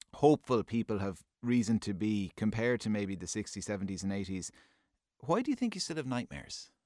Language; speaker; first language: English; native; English